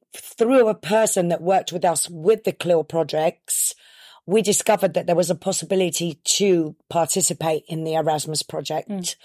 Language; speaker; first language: English; native; English